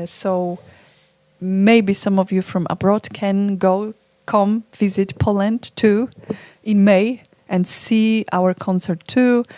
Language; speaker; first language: English; non-native, fluent; Polish